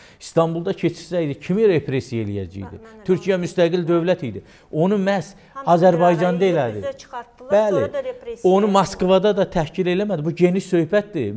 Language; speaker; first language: Azerbaijani; native; Azerbaijani